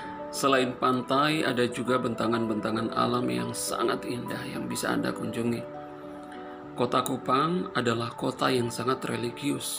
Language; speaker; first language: Indonesian; non-native, fluent; Persian